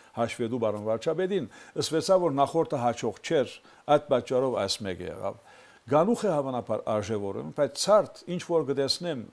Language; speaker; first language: Armenian; early bilingual, heritage; Armenian